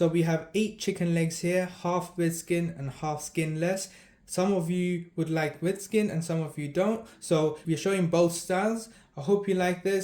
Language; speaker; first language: English; early bilingual, other home language; Tamil